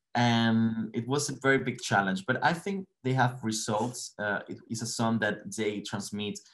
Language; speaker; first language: English; non-native, learner; Spanish